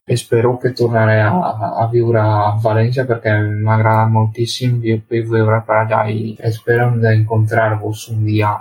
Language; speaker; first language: Catalan; non-native, fluent; Italian